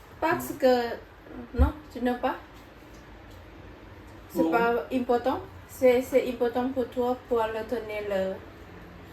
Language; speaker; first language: French; non-native, learner; Thai